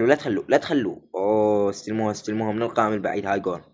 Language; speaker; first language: Arabic; native; Arabic